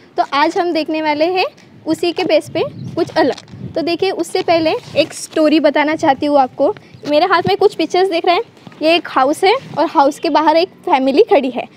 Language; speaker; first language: Hindi; non-native, local second language; Marathi